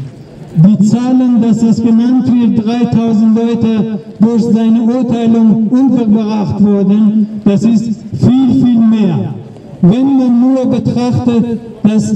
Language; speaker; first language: German; non-native, learner; Persian